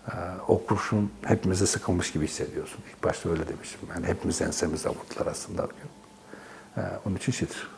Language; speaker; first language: Turkish; non-native, local second language; Kurdish